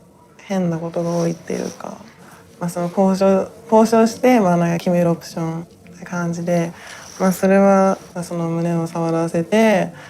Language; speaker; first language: Japanese; native; Japanese